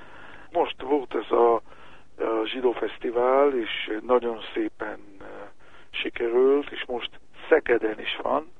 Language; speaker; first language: Hungarian; early bilingual, heritage; Hebrew